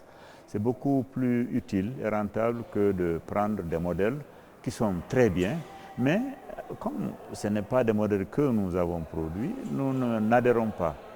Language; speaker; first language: French; non-native, local second language; Fula